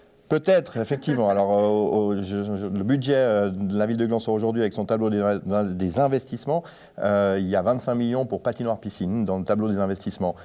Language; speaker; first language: French; native; French